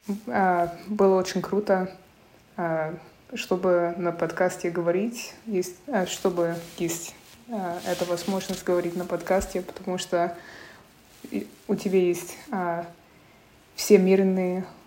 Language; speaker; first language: Russian; non-native, fluent; English